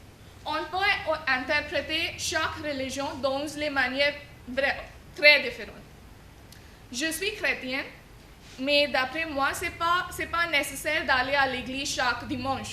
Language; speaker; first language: French; non-native, fluent; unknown